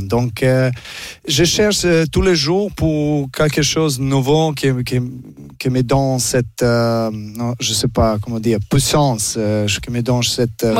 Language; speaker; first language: French; non-native, learner; Serbian